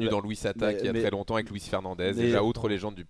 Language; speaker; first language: French; native; French